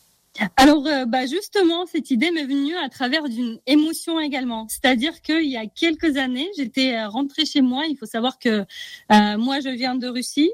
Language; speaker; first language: French; native; French